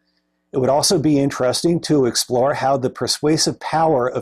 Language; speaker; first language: English; native; English